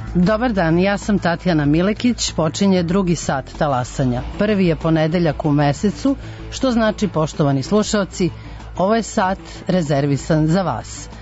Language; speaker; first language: Serbian; native; Serbian